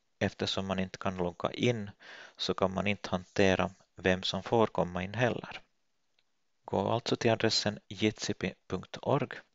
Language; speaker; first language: Swedish; native; Swedish